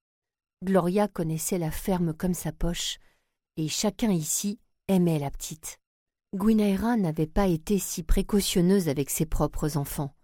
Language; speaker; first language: French; native; French